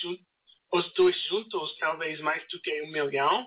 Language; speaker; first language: Portuguese; non-native, learner; English